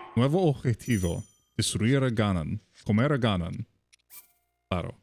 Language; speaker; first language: Spanish; non-native, fluent; English